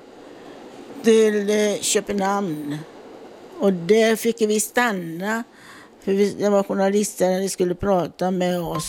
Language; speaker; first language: Swedish; non-native, fluent; Italian